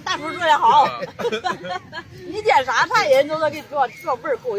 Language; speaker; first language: Chinese; native; Chinese